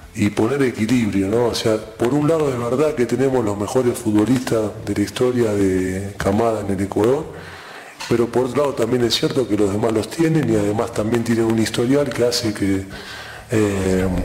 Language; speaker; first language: Spanish; native; Spanish